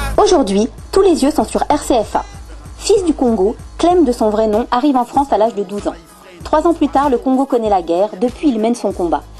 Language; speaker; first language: French; native; French